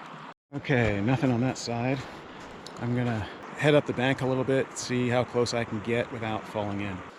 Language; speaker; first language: English; native; English